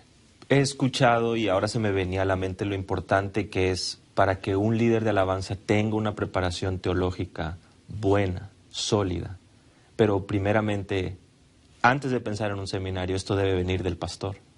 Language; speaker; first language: Spanish; native; Spanish